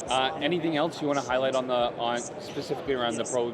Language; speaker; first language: English; native; English